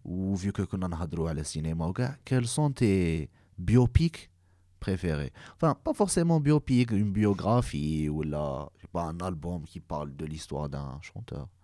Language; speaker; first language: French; non-native, local second language; Arabic